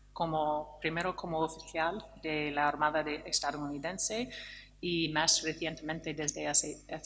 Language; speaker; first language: Spanish; non-native, fluent; English